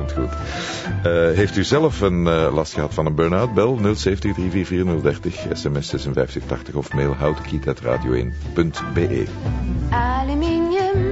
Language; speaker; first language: Dutch; native; Dutch